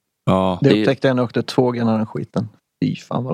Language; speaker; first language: Swedish; native; Swedish